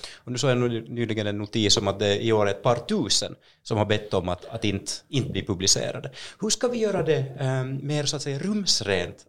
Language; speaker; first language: Swedish; native; Swedish